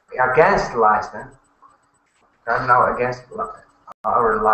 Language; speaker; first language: English; non-native, learner; Portuguese